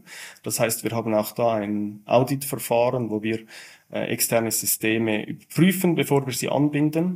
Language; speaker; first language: German; native; German